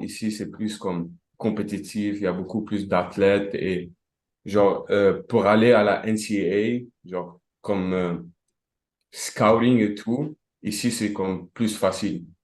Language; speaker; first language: French; non-native, local second language; Arabic